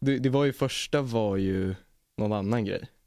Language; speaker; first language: Swedish; native; Swedish